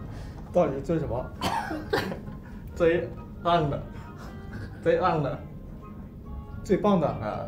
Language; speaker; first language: Chinese; non-native, learner; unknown